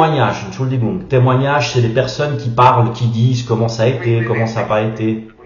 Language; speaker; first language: French; native; French